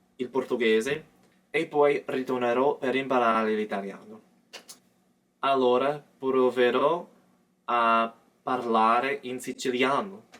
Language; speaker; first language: Italian; non-native, learner; English